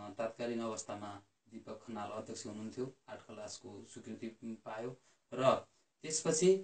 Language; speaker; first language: Nepali; native; Nepali